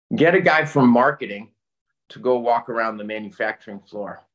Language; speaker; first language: English; native; English